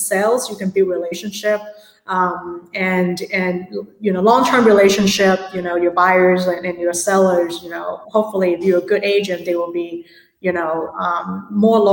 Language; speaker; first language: English; non-native, local second language; Cantonese